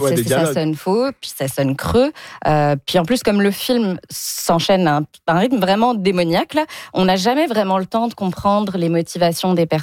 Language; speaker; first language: French; native; French